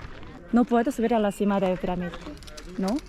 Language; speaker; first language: Spanish; non-native, learner; Korean